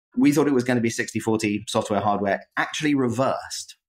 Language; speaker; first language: English; native; English